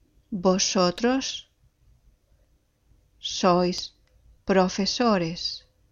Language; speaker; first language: Spanish; native; Spanish